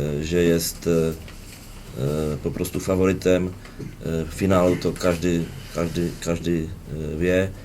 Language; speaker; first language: Polish; non-native, learner; Czech